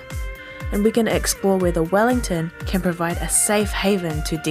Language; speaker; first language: English; native; English